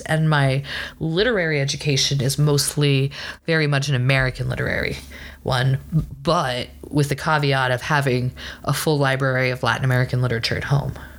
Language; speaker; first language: English; early bilingual, other home language; Spanish